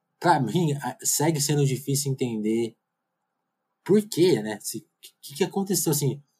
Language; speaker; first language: Portuguese; native; Portuguese